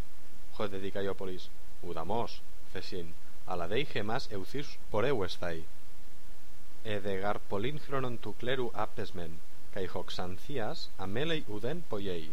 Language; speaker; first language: Greek; non-native, fluent; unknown